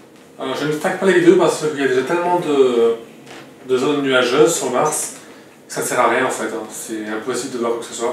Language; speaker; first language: French; native; French